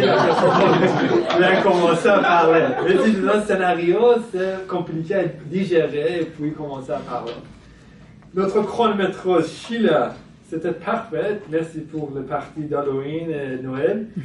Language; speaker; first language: French; non-native, fluent; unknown